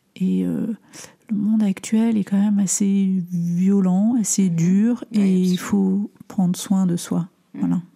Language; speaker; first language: French; early bilingual, other home language; Armenian